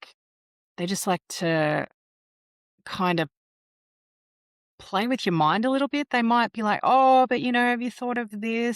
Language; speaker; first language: English; native; English